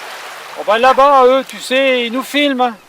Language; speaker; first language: French; native; French